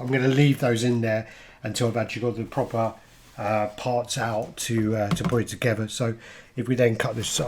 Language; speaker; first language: English; native; English